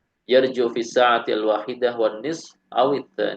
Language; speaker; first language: Arabic; non-native, fluent; Indonesian